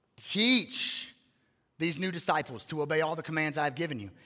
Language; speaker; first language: English; native; English